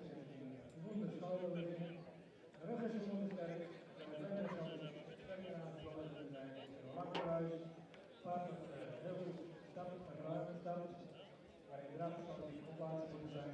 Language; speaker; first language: Dutch; native; Dutch